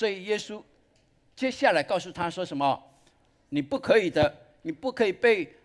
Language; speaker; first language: Chinese; native; Chinese